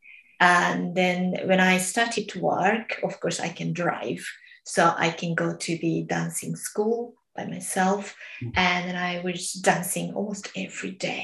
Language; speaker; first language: English; non-native, learner; Japanese